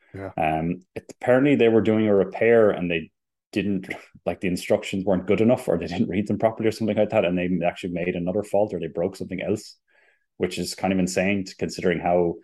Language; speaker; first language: English; native; English